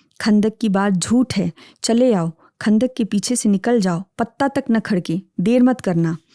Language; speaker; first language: Hindi; native; Hindi